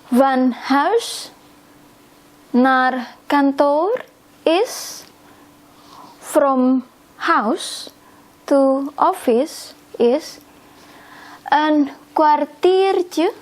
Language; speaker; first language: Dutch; non-native, learner; Indonesian